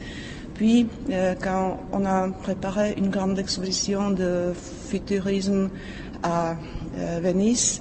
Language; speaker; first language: French; non-native, fluent; Czech